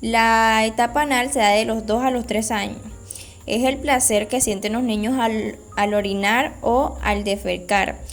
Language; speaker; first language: Spanish; native; Spanish